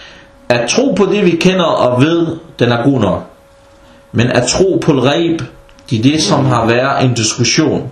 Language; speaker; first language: Danish; non-native, fluent; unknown